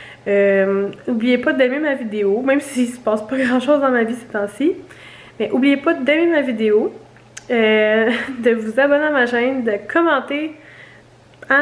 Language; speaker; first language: French; native; French